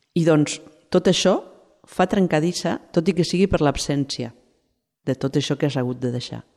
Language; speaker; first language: Catalan; non-native, fluent; Spanish